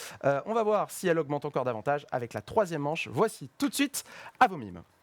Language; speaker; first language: French; native; French